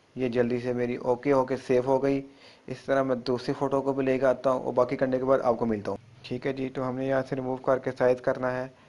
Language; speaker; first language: Urdu; non-native, local second language; Punjabi